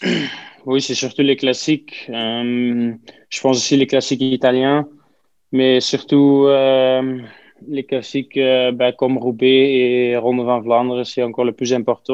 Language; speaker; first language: French; non-native, fluent; Dutch